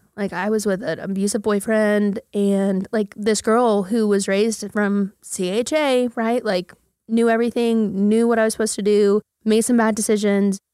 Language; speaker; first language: English; native; English